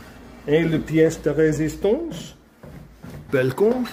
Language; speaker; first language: French; non-native, learner; English